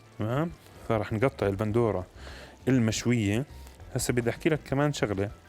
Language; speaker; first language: Arabic; native; Arabic